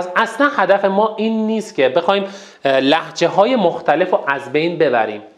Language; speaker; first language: Persian; non-native, local second language; Azerbaijani